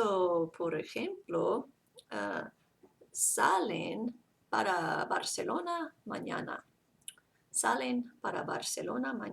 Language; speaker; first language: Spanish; non-native, fluent; English